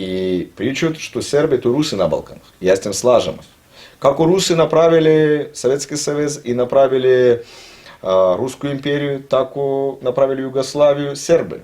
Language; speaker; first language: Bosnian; non-native, learner; Russian